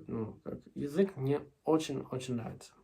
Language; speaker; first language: Russian; non-native, fluent; Spanish